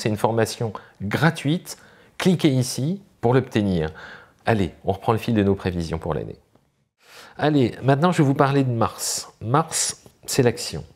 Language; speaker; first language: French; native; French